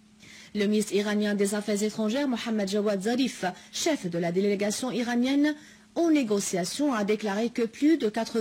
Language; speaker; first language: French; non-native, fluent; Arabic